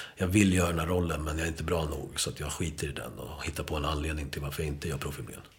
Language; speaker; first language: Swedish; early bilingual, other home language; Spanish